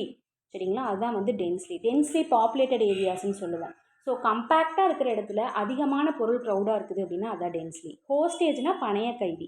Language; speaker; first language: Tamil; native; Tamil